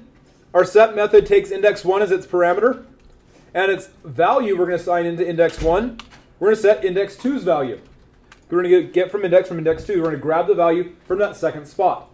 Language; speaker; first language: English; native; English